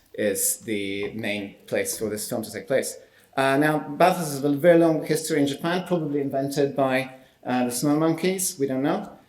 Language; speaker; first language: English; non-native, fluent; Hungarian